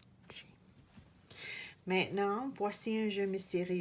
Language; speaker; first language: French; non-native, fluent; English